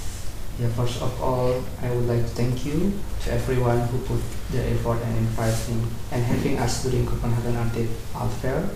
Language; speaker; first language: English; non-native, learner; Indonesian